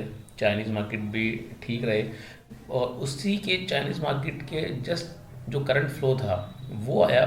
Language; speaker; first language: Hindi; native; Hindi